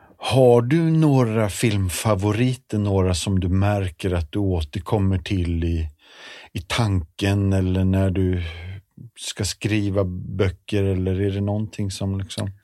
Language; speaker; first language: Swedish; native; Swedish